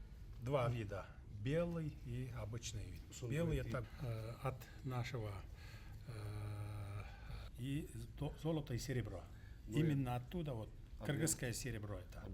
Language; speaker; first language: Russian; non-native, local second language; Kyrgyz